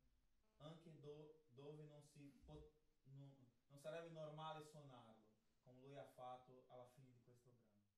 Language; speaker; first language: Italian; non-native, fluent; Portuguese